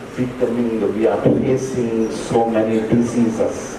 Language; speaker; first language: English; non-native, local second language; Hindi